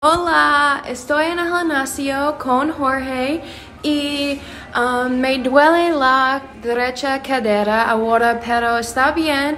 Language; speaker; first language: Spanish; non-native, learner; English